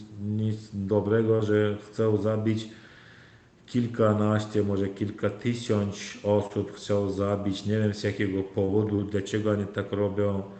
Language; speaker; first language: Polish; non-native, learner; Turkmen